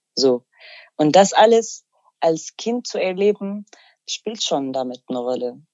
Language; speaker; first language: German; non-native, fluent; Arabic